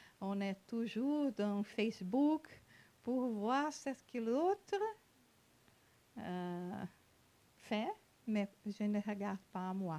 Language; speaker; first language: French; non-native, fluent; Portuguese